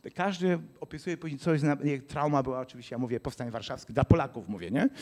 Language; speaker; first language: Polish; native; Polish